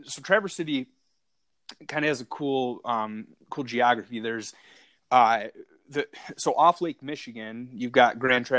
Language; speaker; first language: English; native; English